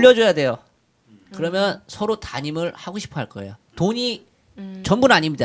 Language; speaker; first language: Korean; native; Korean